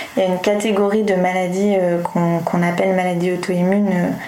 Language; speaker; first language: French; native; French